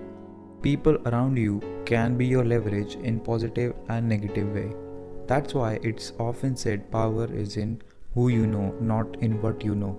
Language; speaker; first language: English; non-native, local second language; Hindi